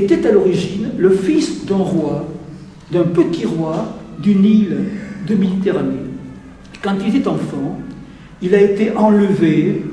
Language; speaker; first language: French; native; French